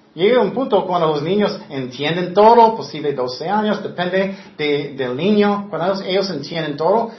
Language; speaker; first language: Spanish; non-native, fluent; English